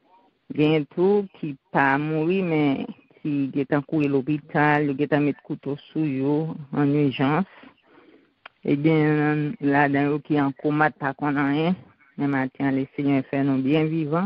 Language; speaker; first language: French; non-native, local second language; Haitian Creole